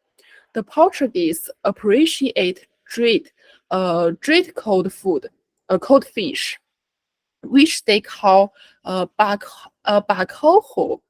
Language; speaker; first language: English; non-native, learner; Chinese